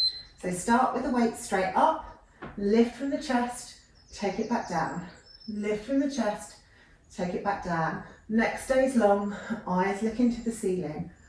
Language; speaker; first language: English; native; English